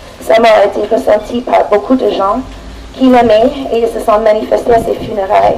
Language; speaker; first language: French; non-native, fluent; English